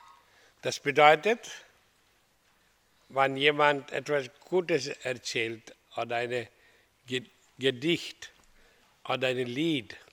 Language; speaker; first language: German; non-native, fluent; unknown